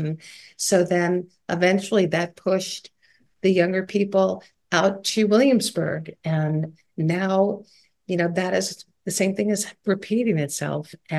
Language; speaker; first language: English; native; English